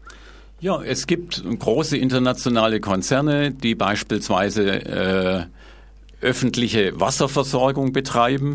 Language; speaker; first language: German; native; German